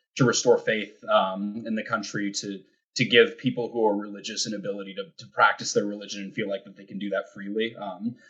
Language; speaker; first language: English; native; English